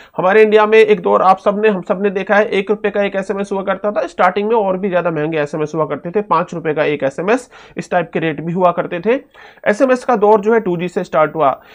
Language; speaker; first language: Hindi; native; Hindi